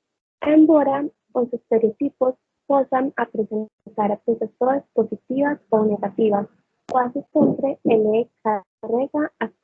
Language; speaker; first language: Portuguese; non-native, learner; Spanish